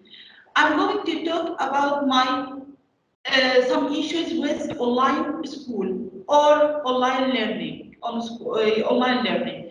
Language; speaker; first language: English; non-native, learner; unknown